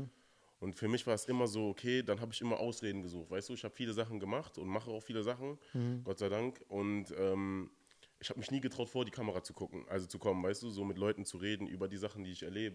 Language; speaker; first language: German; native; German